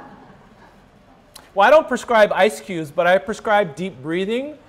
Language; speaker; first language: English; native; English